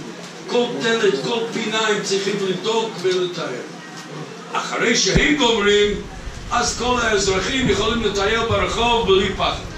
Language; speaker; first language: Hebrew; non-native, fluent; English